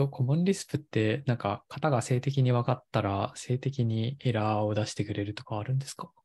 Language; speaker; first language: Japanese; native; Japanese